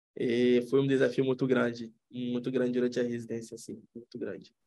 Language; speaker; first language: Portuguese; non-native, fluent; French